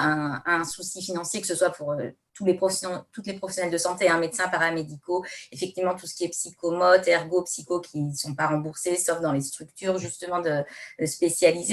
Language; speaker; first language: French; native; French